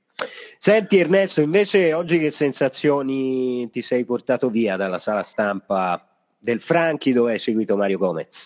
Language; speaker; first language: Italian; native; Italian